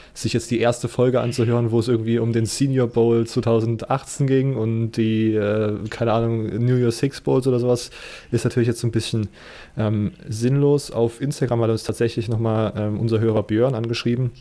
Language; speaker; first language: German; native; German